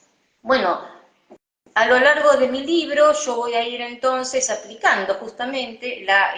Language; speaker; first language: Spanish; native; Spanish